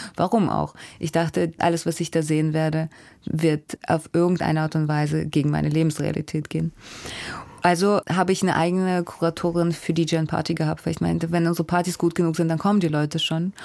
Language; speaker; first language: German; early bilingual, other home language; Russian